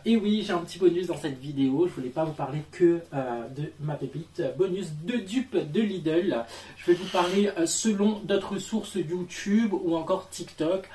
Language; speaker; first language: French; native; French